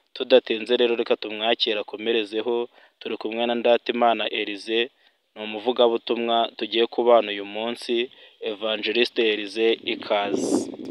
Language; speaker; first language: Kinyarwanda; native; Kinyarwanda